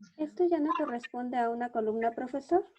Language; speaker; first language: Spanish; native; Spanish